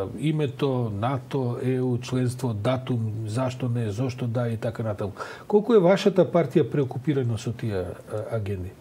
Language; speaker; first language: Macedonian; native; Macedonian